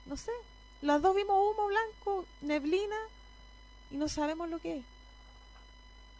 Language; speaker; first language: Spanish; native; Spanish